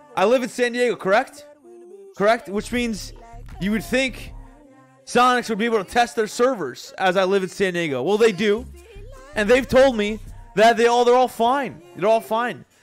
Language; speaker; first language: English; native; English